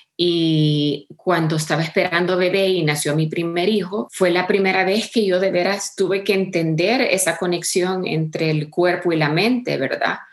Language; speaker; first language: Spanish; early bilingual, heritage; Spanish